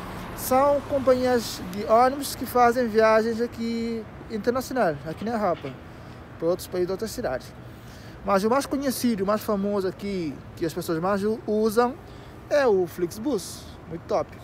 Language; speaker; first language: Portuguese; non-native, local second language; Kabuverdianu